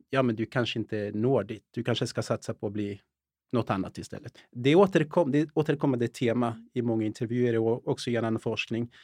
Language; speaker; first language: Swedish; early bilingual, other home language; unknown